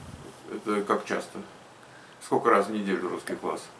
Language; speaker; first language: Russian; native; Russian